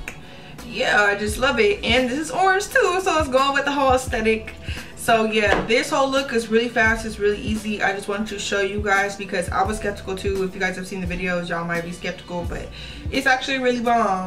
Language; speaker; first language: English; native; English